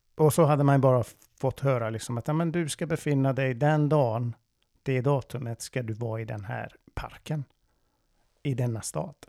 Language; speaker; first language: Swedish; non-native, fluent; Persian